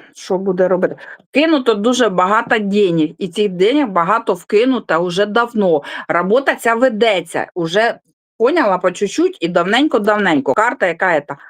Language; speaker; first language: Ukrainian; non-native, local second language; Russian